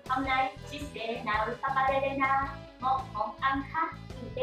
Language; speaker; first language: Vietnamese; non-native, learner; Japanese